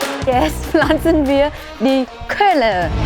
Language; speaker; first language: German; non-native, learner; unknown